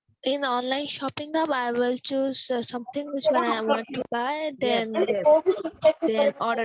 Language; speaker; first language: English; non-native, learner; Odia